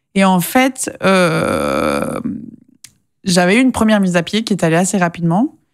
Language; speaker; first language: French; native; French